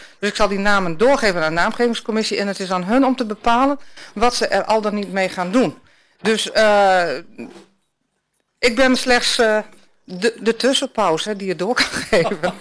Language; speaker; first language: Dutch; native; Dutch